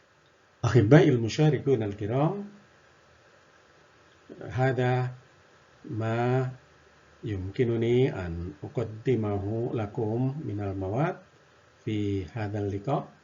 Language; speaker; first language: Arabic; non-native, fluent; Indonesian